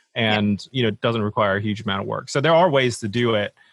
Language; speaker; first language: English; native; English